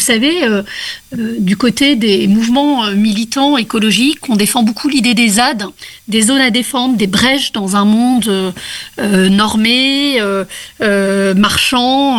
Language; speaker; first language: French; native; French